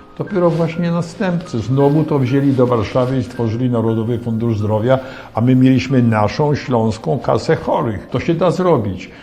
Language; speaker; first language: Polish; native; Polish